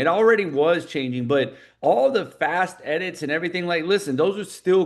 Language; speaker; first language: English; native; English